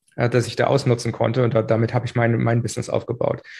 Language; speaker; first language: German; native; German